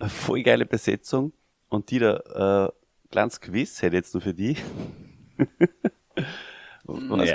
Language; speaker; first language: German; native; German